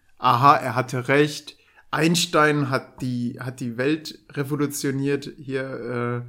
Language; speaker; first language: German; native; German